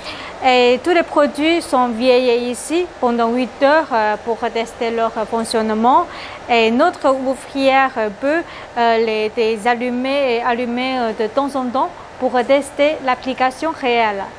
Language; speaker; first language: French; non-native, learner; Chinese